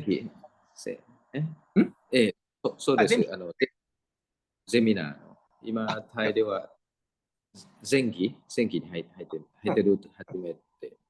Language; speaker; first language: Japanese; non-native, fluent; Thai